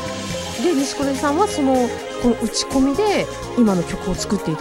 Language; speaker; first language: Japanese; native; Japanese